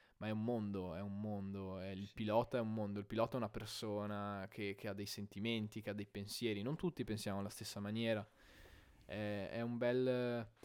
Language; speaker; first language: Italian; native; Italian